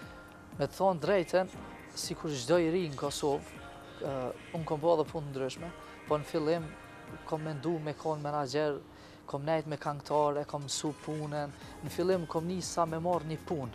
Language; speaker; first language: Albanian; native; Albanian